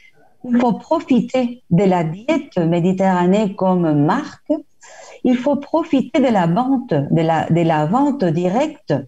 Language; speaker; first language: French; non-native, fluent; Spanish